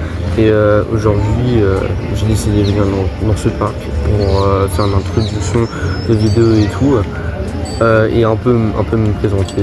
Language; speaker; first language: French; early bilingual, other home language; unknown